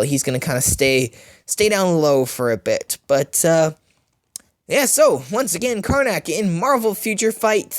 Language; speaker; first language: English; native; English